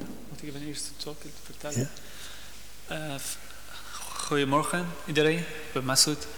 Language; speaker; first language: Dutch; non-native, learner; Persian